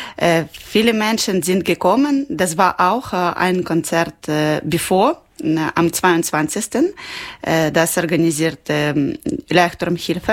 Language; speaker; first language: German; non-native, learner; Ukrainian